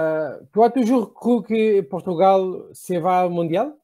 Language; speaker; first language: French; non-native, learner; Portuguese